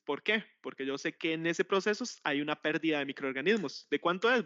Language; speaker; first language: Spanish; native; Spanish